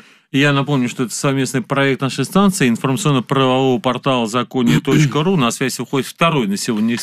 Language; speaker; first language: Russian; native; Russian